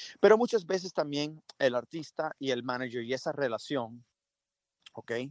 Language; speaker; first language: Spanish; early bilingual, heritage; Spanish